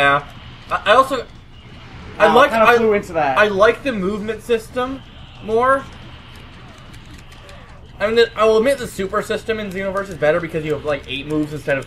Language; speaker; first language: English; native; English